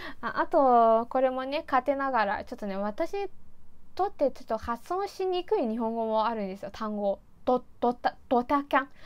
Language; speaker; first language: Japanese; non-native, fluent; Chinese